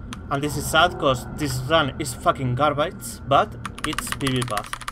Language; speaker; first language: English; non-native, fluent; Spanish